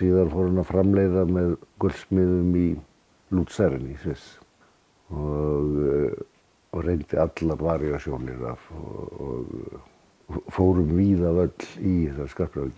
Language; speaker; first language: Icelandic; native; Icelandic